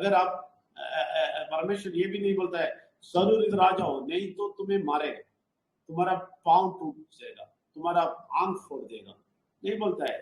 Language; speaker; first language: Hindi; non-native, local second language; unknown